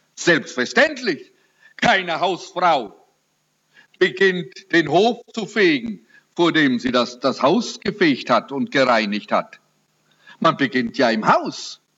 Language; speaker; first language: German; early bilingual, heritage; German